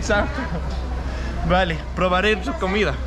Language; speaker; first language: Spanish; non-native, learner; Danish